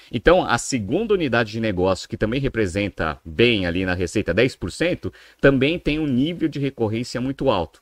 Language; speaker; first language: Portuguese; native; Portuguese